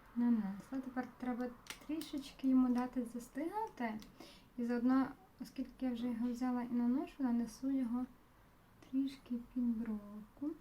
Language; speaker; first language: Ukrainian; non-native, local second language; Russian